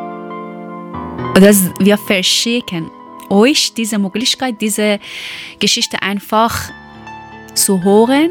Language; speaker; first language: German; non-native, learner; Persian